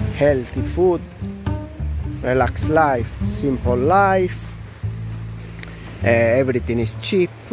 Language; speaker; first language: English; non-native, learner; Italian